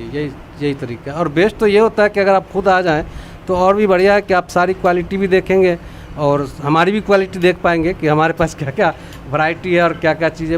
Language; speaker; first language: Hindi; native; Hindi